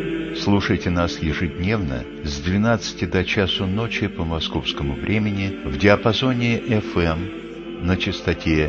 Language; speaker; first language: Russian; native; Russian